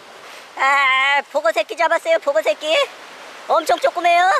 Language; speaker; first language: Korean; native; Korean